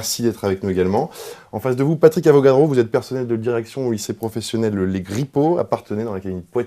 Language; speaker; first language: French; native; French